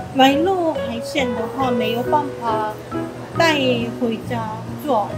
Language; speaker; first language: Chinese; non-native, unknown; Korean